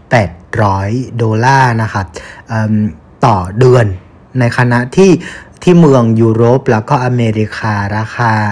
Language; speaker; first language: Thai; non-native, fluent; Vietnamese